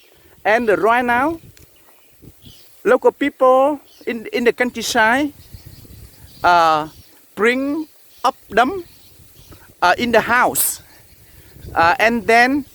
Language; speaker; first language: English; non-native, learner; Vietnamese